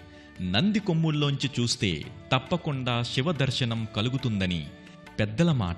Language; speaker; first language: Telugu; native; Telugu